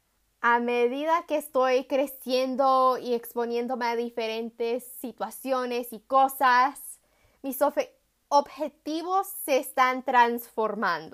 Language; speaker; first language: Spanish; early bilingual, heritage; Spanish